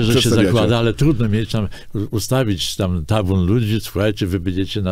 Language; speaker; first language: Polish; native; Polish